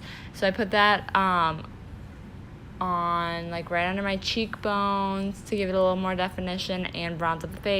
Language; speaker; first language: English; native; English